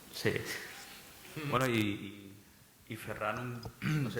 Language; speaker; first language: Spanish; native; Spanish